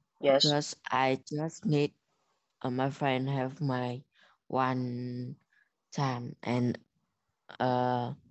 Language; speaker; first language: English; non-native, learner; Vietnamese